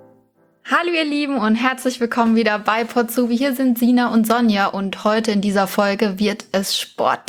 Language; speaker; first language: German; native; German